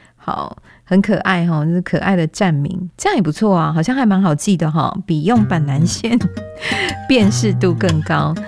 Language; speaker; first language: Chinese; native; Chinese